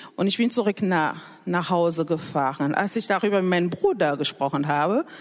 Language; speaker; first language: German; non-native, fluent; French